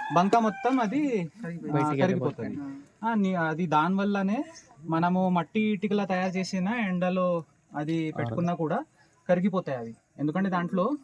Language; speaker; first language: Telugu; non-native, local second language; Marathi